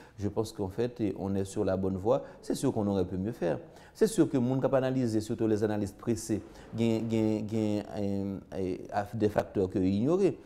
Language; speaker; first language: French; non-native, local second language; Haitian Creole